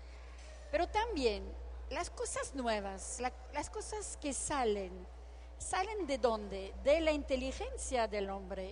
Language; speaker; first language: Spanish; non-native, fluent; French